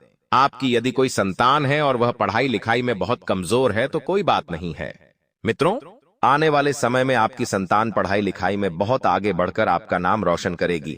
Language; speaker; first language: Hindi; native; Hindi